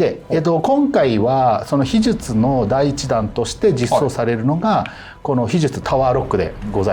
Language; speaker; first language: Japanese; native; Japanese